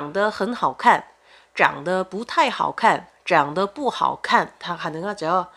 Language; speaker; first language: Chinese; non-native, fluent; Korean